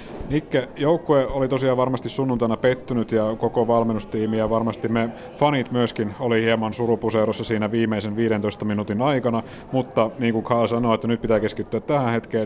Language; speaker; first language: Finnish; native; Finnish